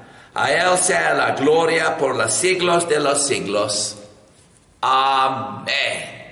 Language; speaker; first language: Spanish; non-native, learner; English